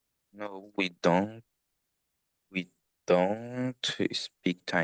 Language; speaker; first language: English; non-native, learner; Portuguese